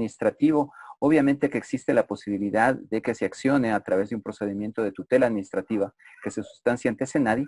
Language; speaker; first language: Spanish; native; Spanish